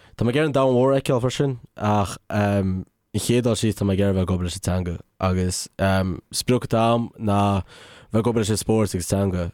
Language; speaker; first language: Irish; native; Irish